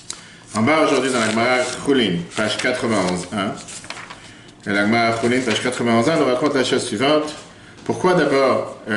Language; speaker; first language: French; native; French